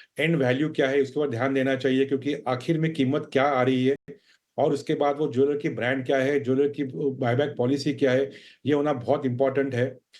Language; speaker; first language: Hindi; non-native, local second language; Marathi